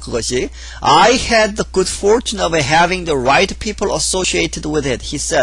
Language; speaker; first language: English; non-native, fluent; Korean